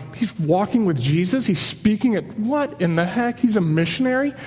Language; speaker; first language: English; native; English